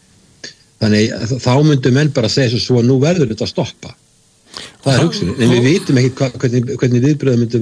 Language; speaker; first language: Icelandic; native; Icelandic